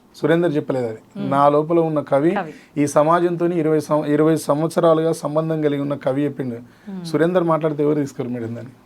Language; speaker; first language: Telugu; native; Telugu